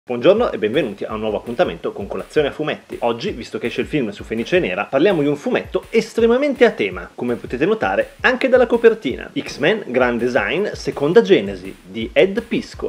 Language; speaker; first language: Italian; native; Italian